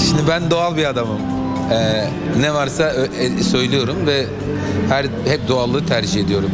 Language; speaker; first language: Turkish; native; Turkish